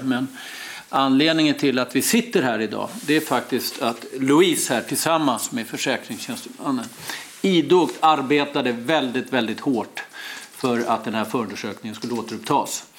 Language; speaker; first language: Swedish; native; Swedish